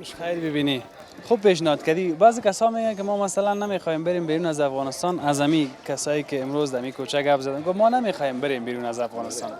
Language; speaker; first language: Persian; native; Persian